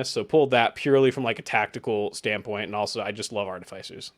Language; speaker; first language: English; native; English